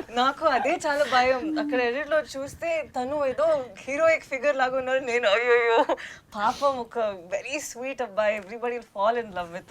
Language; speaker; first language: Telugu; non-native, local second language; Tamil